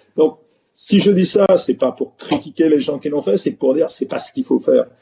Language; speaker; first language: French; native; French